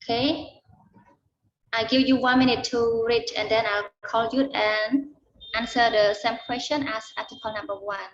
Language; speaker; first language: English; non-native, learner; Khmer